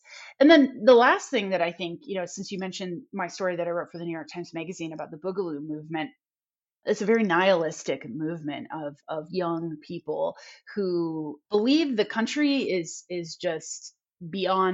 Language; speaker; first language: English; native; English